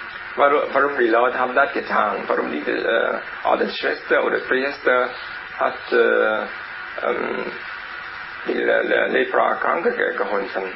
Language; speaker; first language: German; non-native, learner; Vietnamese